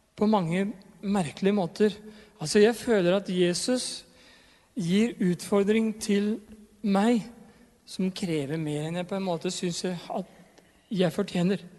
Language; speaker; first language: Norwegian; native; Norwegian